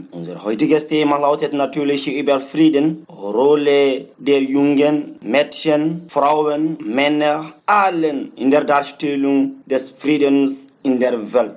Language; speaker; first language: German; non-native, learner; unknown